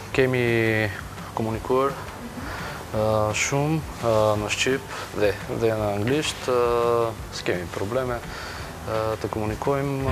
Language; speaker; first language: Albanian; non-native, learner; Bulgarian